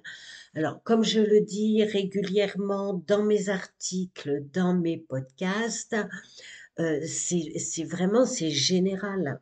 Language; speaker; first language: French; native; French